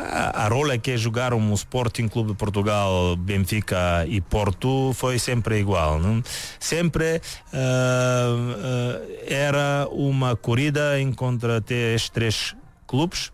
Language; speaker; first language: Portuguese; non-native, learner; Bulgarian